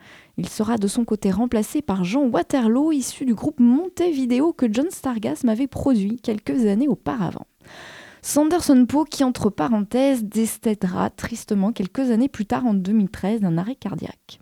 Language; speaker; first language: French; native; French